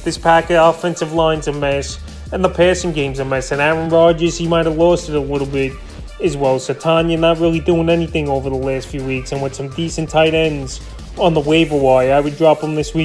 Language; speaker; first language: English; native; English